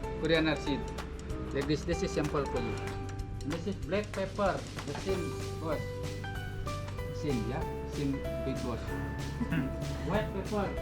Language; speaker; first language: English; non-native, learner; Indonesian